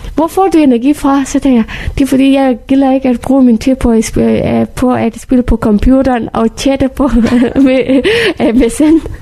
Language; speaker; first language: Danish; non-native, fluent; Persian